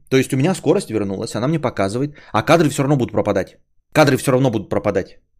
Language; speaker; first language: Russian; native; Russian